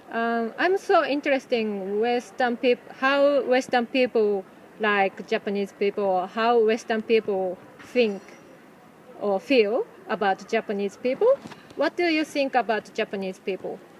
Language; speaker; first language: English; non-native, fluent; Japanese